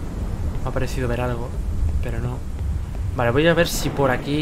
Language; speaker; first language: Spanish; native; Spanish